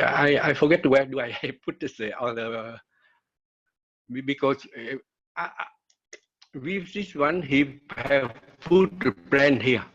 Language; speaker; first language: English; non-native, learner; Vietnamese